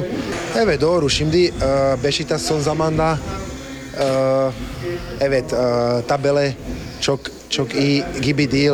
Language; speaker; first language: Turkish; non-native, learner; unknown